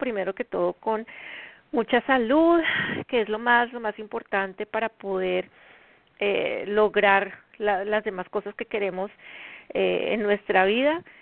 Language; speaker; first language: Spanish; native; Spanish